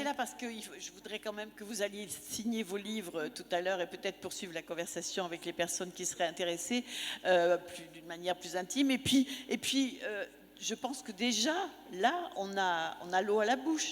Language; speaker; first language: French; native; French